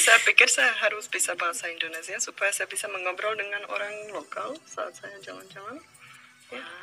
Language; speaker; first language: Indonesian; non-native, fluent; Czech